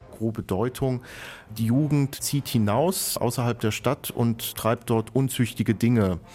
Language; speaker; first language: German; native; German